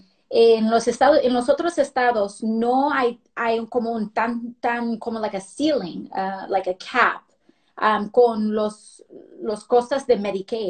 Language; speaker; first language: Spanish; early bilingual, other home language; English